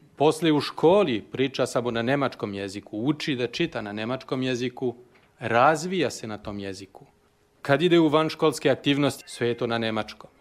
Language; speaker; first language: Serbian; native; Serbian